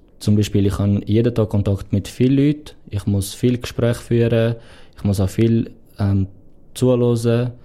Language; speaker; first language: German; non-native, fluent; Portuguese